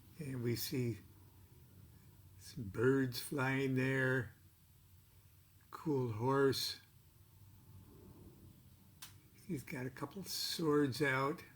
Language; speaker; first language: English; native; English